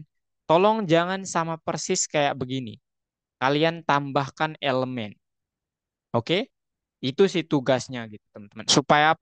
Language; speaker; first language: Indonesian; native; Indonesian